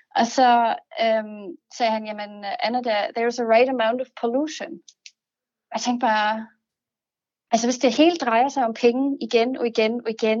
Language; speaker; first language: Danish; non-native, fluent; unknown